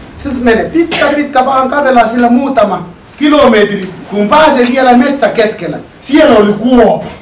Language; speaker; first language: Finnish; non-native, learner; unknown